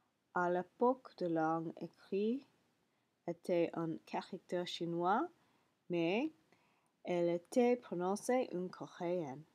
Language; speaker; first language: French; non-native, learner; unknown